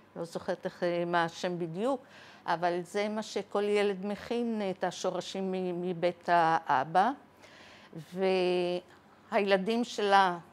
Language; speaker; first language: Hebrew; early bilingual, other home language; Arabic